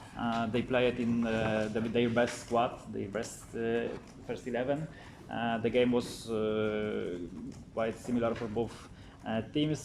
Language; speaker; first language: English; non-native, fluent; Polish